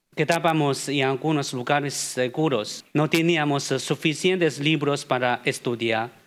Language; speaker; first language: Spanish; non-native, fluent; Chinese